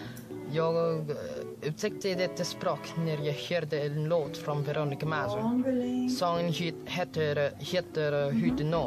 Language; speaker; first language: Swedish; non-native, learner; Filipino